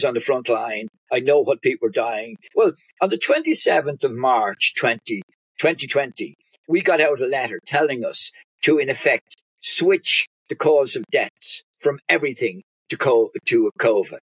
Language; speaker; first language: English; native; English